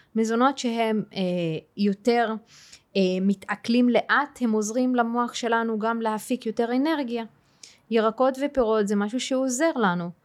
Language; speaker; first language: Hebrew; non-native, local second language; Arabic